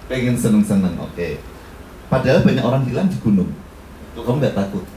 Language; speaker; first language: Indonesian; native; Indonesian